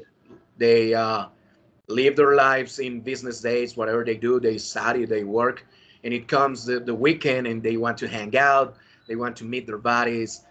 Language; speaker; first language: English; non-native, fluent; Spanish